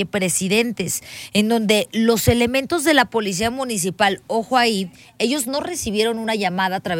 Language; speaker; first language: Spanish; native; Spanish